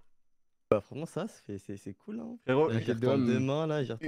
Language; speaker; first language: French; native; French